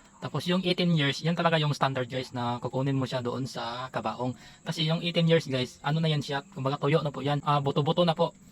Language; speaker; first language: Filipino; non-native, local second language; Cebuano